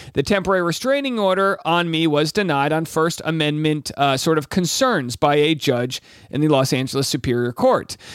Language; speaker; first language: English; native; English